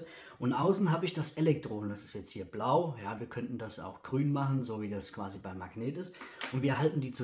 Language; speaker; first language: German; native; German